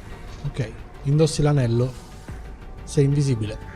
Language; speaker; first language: Italian; native; Italian